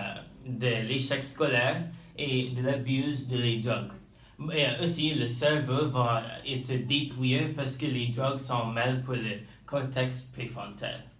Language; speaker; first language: French; non-native, learner; English